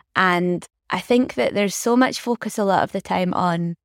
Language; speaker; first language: English; native; English